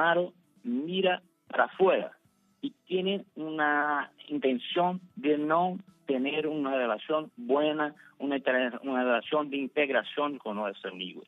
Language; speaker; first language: Spanish; non-native, fluent; Portuguese